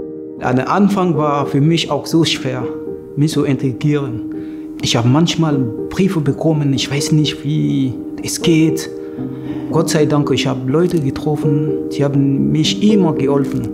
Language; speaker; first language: German; non-native, learner; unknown